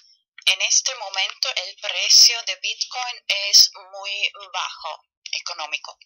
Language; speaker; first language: Spanish; non-native, fluent; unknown